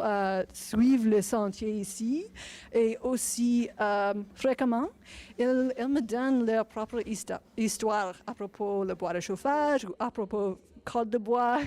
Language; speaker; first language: French; non-native, learner; English